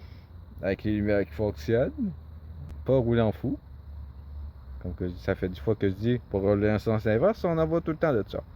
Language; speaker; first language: French; native; French